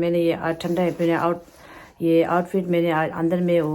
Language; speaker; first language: Hindi; non-native, local second language; Tibetan